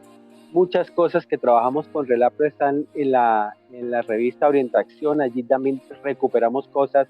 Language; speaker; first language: Spanish; native; Spanish